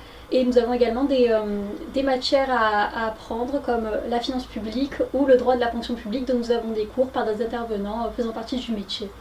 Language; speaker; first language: French; native; French